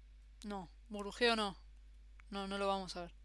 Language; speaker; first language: Spanish; native; Spanish